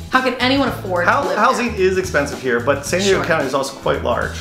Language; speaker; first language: English; native; English